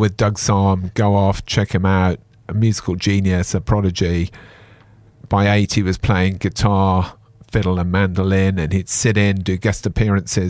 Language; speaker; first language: English; native; English